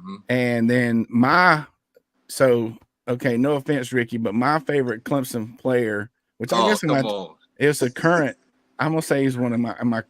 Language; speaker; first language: English; native; English